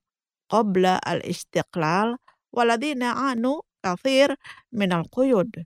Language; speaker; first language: Arabic; non-native, fluent; Indonesian